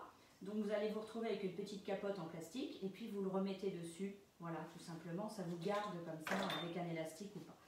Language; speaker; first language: French; native; French